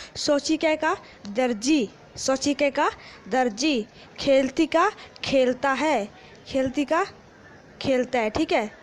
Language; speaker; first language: Hindi; native; Hindi